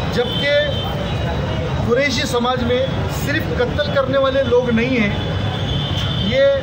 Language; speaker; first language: Hindi; native; Hindi